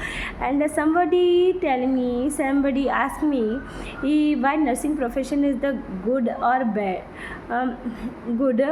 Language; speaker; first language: English; non-native, learner; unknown